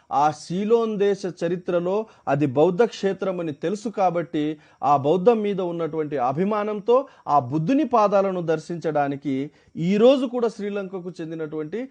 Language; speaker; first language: Telugu; non-native, local second language; Marathi